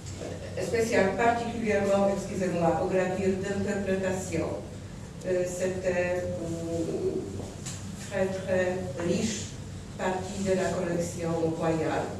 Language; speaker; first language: French; non-native, learner; Polish